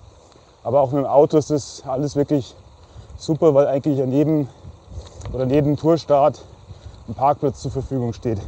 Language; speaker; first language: German; native; German